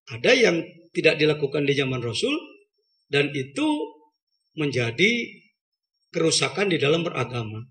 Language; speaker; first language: Indonesian; non-native, local second language; Sundanese